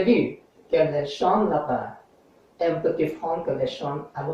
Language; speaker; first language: French; non-native, learner; English